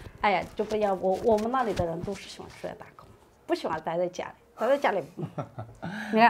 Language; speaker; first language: Chinese; native; Chinese